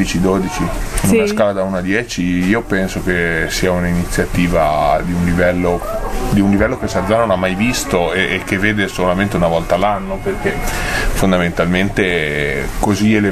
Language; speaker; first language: Italian; native; Italian